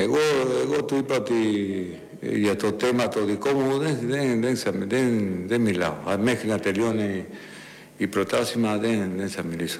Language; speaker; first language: Greek; non-native, learner; Spanish